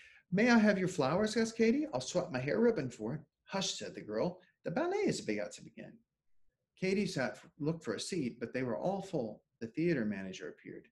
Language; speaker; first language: English; native; English